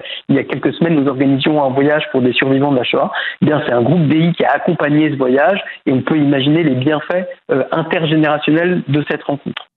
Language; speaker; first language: French; native; French